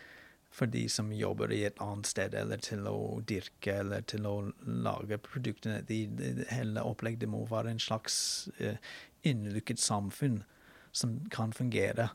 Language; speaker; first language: Norwegian; non-native, fluent; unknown